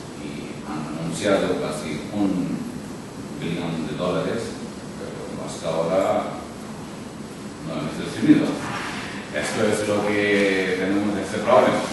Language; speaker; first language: Spanish; non-native, local second language; Urdu